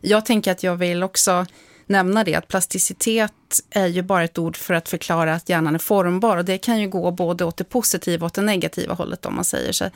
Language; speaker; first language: Swedish; native; Swedish